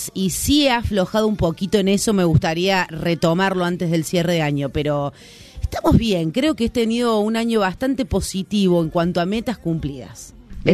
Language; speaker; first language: Spanish; native; Spanish